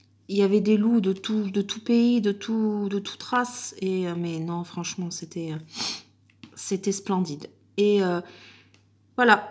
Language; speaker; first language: French; native; French